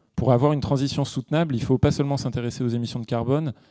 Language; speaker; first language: French; native; French